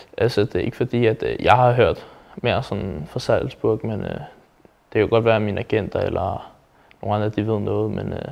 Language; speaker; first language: Danish; native; Danish